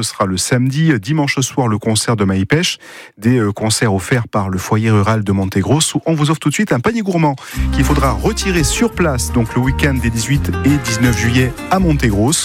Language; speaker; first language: French; native; French